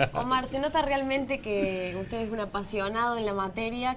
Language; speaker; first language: Spanish; native; Spanish